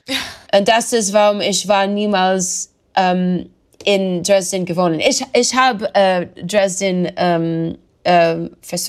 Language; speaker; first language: German; non-native, learner; English